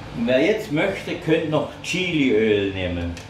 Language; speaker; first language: German; native; German